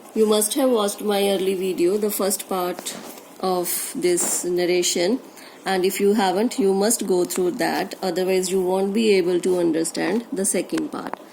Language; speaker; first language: English; non-native, local second language; Punjabi